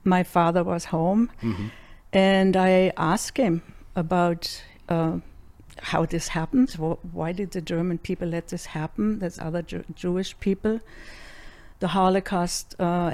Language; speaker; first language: English; non-native, fluent; German